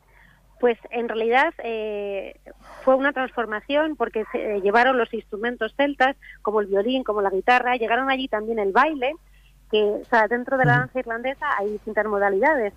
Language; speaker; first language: Spanish; native; Spanish